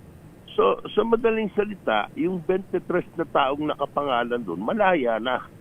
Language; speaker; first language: Filipino; native; Filipino